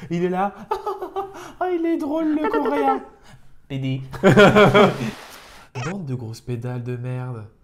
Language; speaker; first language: French; native; French